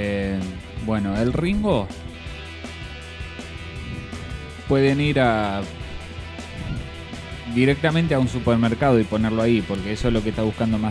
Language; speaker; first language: Spanish; native; Spanish